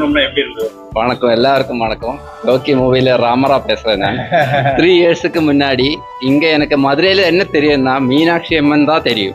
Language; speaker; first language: Tamil; non-native, learner; Malayalam